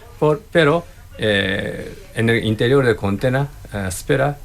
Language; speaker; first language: Spanish; non-native, learner; Japanese